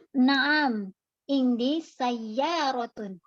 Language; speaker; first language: Arabic; non-native, learner; Indonesian